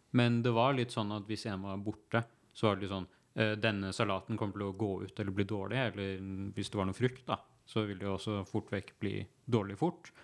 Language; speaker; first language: Norwegian; native; Norwegian